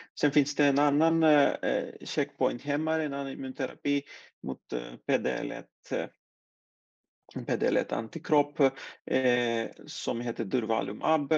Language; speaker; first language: Swedish; non-native, fluent; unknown